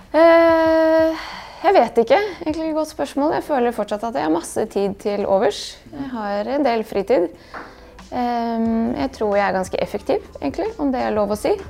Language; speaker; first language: Norwegian; early bilingual, other home language; Bosnian